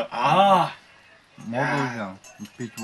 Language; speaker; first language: Russian; native; Russian